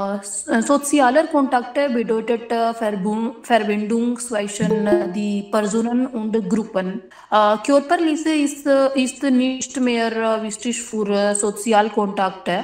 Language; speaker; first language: German; non-native, learner; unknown